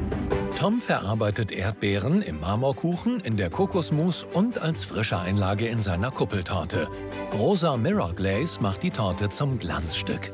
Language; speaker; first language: German; native; German